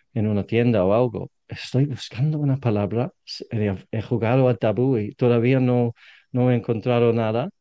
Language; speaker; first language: Spanish; non-native, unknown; English